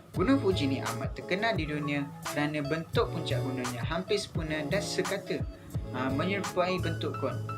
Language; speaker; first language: Malay; native; Malay